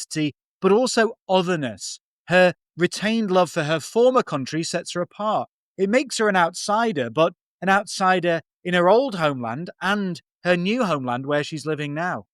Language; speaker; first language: English; native; English